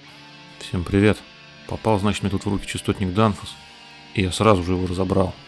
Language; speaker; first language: Russian; native; Russian